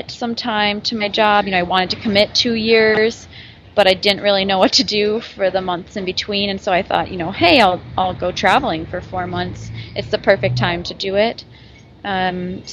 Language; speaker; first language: English; native; English